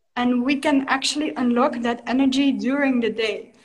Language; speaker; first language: English; non-native, fluent; Dutch